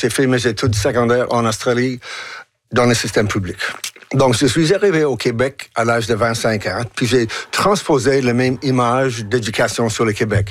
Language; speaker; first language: French; non-native, local second language; English